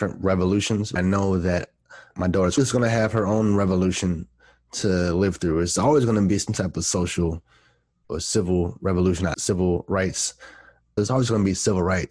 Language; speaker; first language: English; native; English